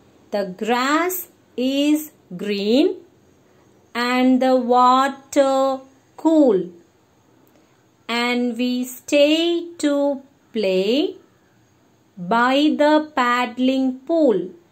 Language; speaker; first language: English; non-native, local second language; Tamil